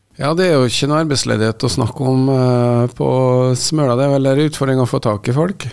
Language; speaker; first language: Norwegian; native; Norwegian